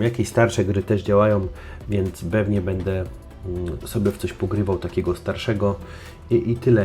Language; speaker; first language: Polish; native; Polish